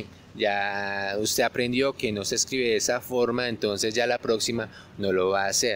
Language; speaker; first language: Spanish; native; Spanish